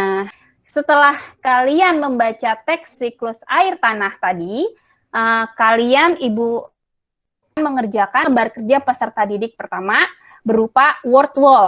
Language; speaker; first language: Indonesian; native; Indonesian